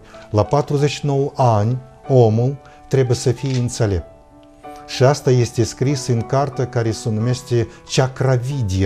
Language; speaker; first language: Romanian; non-native, fluent; Russian